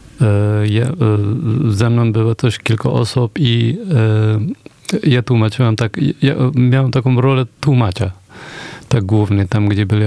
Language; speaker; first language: Polish; non-native, fluent; Persian